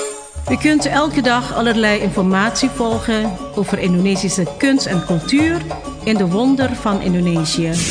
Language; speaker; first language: Dutch; non-native, fluent; Indonesian